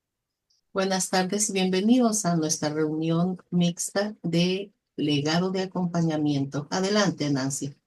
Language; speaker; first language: Spanish; native; Spanish